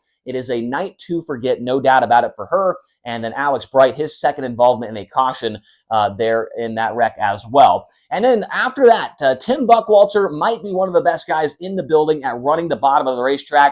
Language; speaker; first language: English; native; English